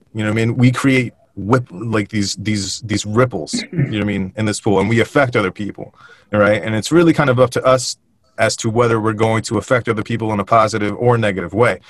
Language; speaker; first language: English; native; English